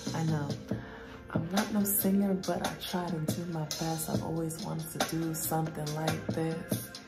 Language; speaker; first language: English; native; English